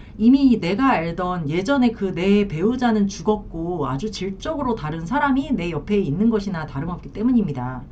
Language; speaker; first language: Korean; native; Korean